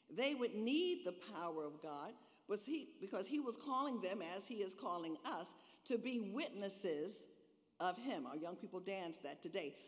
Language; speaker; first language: English; native; English